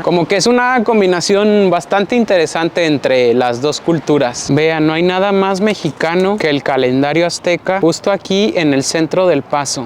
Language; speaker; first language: Spanish; native; Spanish